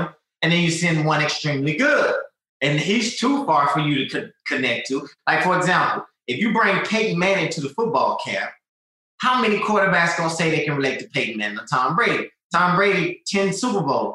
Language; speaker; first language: English; native; English